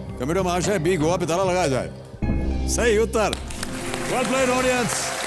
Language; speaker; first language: Hindi; native; Hindi